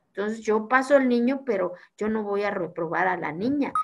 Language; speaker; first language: Spanish; non-native, local second language; Zapotec